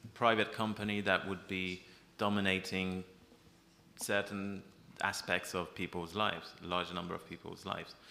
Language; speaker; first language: English; non-native, fluent; Persian